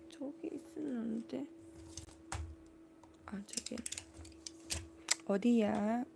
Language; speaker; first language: Korean; non-native, learner; Cebuano